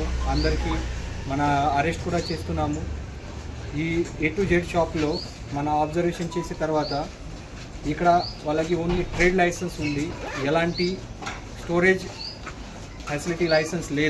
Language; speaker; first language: Telugu; non-native, local second language; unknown